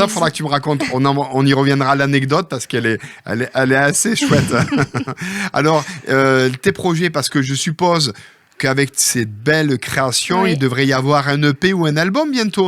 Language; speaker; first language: French; native; French